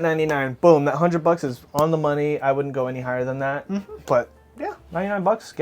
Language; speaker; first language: English; native; English